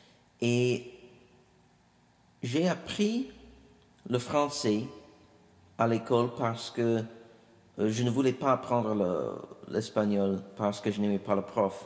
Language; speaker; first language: French; non-native, fluent; English